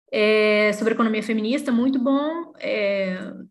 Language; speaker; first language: Portuguese; native; Portuguese